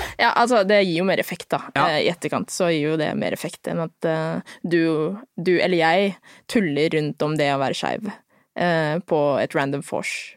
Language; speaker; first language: Norwegian; early bilingual, other home language; Filipino